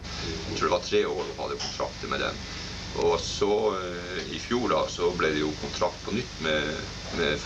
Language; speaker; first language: Norwegian; native; Norwegian